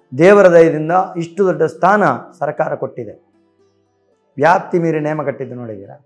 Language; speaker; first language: Kannada; non-native, local second language; Tulu